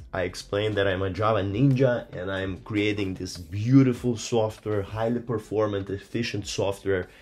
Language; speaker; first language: English; non-native, fluent; Portuguese